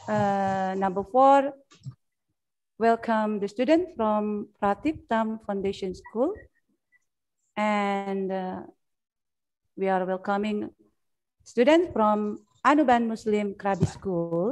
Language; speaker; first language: English; non-native, fluent; Indonesian